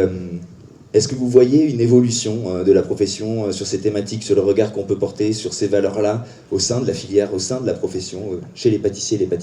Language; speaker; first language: French; native; French